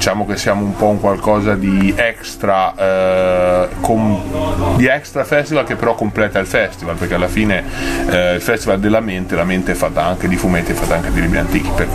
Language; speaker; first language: Italian; native; Italian